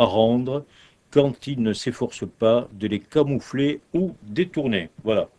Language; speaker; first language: French; native; French